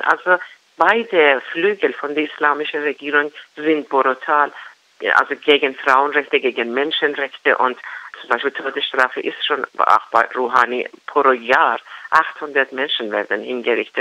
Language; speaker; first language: German; non-native, learner; Persian